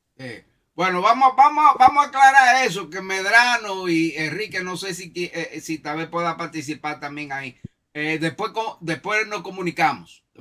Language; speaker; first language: Spanish; native; Spanish